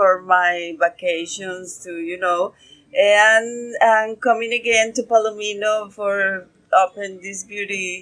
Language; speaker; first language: English; non-native, learner; Spanish